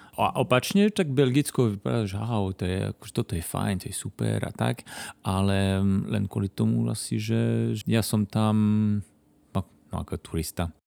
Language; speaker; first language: Slovak; non-native, fluent; French